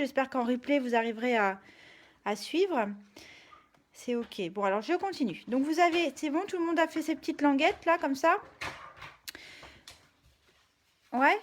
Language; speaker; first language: French; native; French